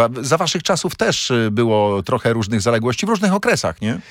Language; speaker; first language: Polish; native; Polish